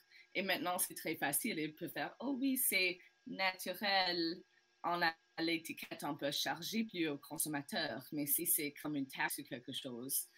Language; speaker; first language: French; non-native, local second language; English